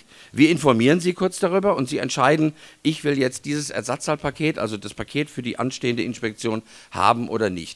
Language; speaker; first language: German; native; German